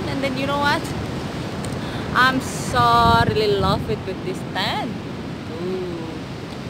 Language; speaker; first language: English; non-native, learner; Indonesian